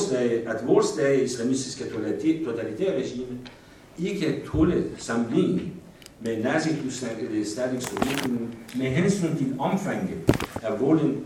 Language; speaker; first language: Danish; non-native, fluent; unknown